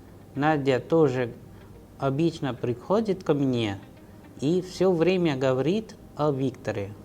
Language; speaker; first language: Russian; non-native, fluent; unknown